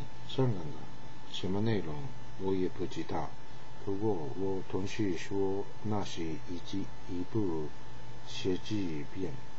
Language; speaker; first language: Chinese; non-native, learner; Japanese